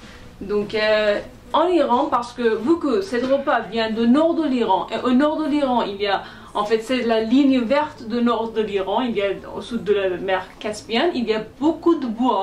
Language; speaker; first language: French; non-native, fluent; Persian